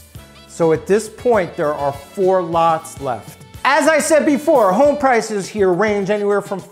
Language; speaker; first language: English; native; English